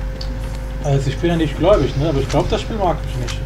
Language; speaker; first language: German; native; German